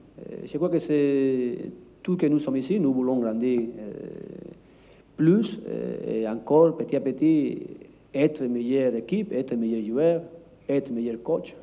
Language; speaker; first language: French; non-native, learner; Spanish